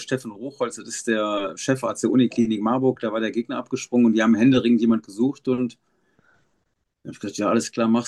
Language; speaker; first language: German; native; German